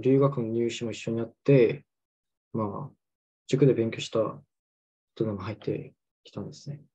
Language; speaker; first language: Japanese; non-native, fluent; Korean